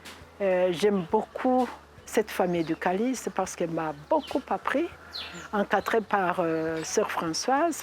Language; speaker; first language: French; non-native, local second language; Rundi